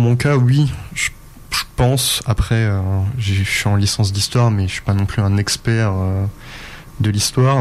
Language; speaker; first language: French; native; French